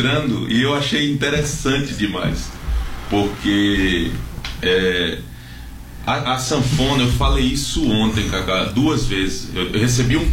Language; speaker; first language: Portuguese; native; Portuguese